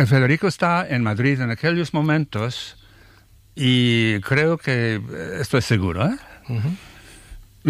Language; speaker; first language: Spanish; non-native, fluent; English